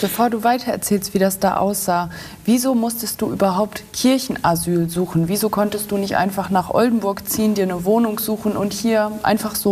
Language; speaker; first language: German; native; German